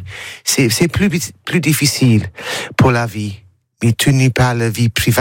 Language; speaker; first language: French; non-native, learner; English